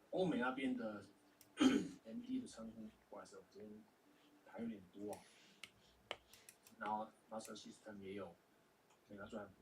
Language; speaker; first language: Chinese; native; Chinese